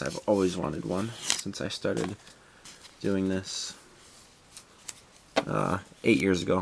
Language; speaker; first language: English; native; English